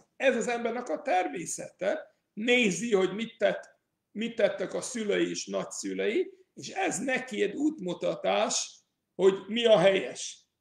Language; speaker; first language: Hungarian; early bilingual, heritage; English